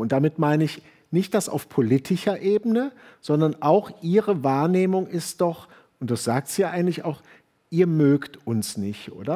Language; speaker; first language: German; native; German